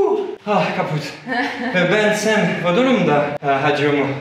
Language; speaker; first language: Turkish; non-native, learner; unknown